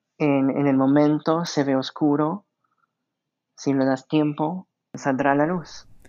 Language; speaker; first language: Spanish; non-native, fluent; English